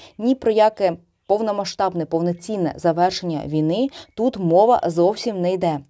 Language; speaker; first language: Ukrainian; non-native, local second language; Russian